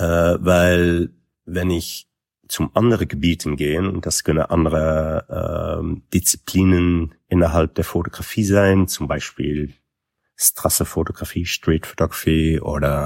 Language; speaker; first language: German; non-native, fluent; Dutch